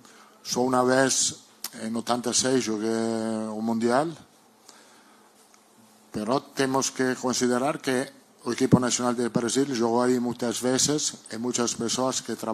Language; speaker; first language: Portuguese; non-native, learner; Italian